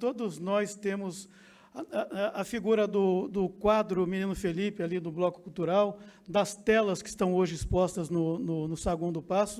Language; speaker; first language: Portuguese; native; Portuguese